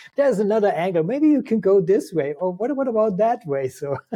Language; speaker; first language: English; non-native, fluent; German